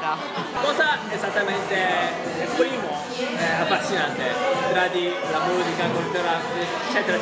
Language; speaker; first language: Italian; non-native, learner; Korean